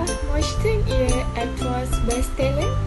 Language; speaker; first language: German; non-native, learner; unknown